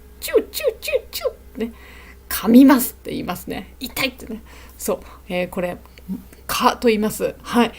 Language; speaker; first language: Japanese; native; Japanese